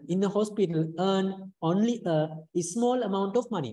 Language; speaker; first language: English; non-native, local second language; Sinhala